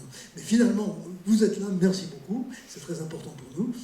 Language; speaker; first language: French; native; French